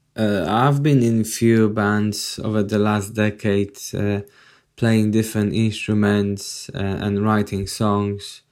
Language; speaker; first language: English; non-native, fluent; Polish